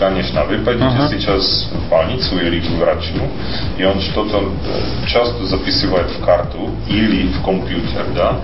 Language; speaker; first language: Russian; non-native, fluent; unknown